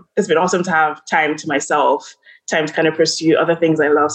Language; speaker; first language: English; non-native, local second language; Yoruba